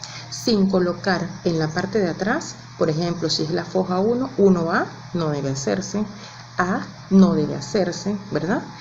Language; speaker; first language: Spanish; native; Spanish